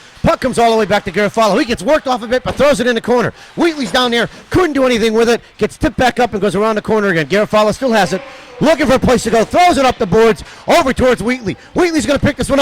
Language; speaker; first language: English; native; English